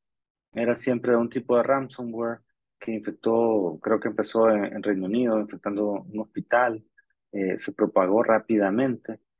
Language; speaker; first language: Spanish; native; Spanish